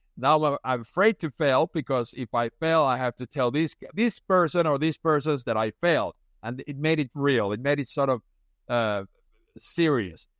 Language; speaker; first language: English; non-native, fluent; Finnish